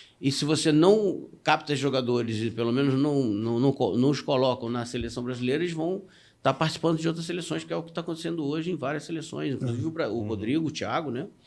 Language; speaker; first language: Portuguese; native; Portuguese